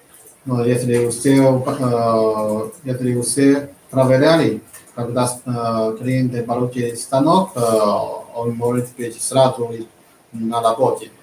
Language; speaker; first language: Russian; non-native, learner; Chinese